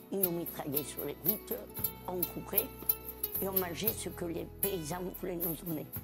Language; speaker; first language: French; early bilingual, other home language; Catalan